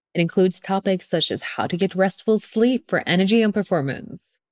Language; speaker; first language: English; non-native, fluent; Norwegian